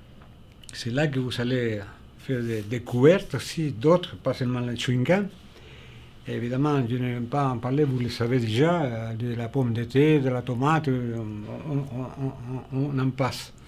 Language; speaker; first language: French; non-native, fluent; Spanish